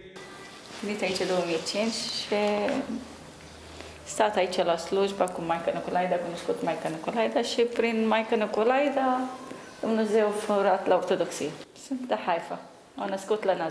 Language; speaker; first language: Romanian; non-native, learner; Arabic